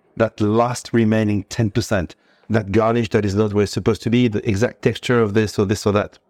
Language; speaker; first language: English; non-native, fluent; French